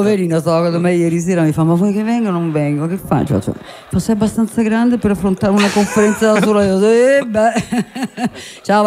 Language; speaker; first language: Italian; native; Italian